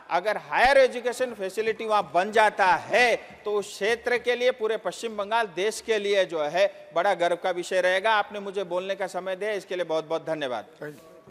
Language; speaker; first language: Hindi; non-native, local second language; Nepali